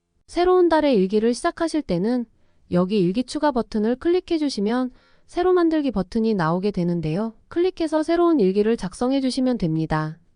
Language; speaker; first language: Korean; native; Korean